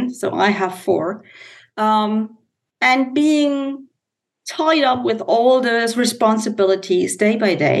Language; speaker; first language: English; non-native, fluent; German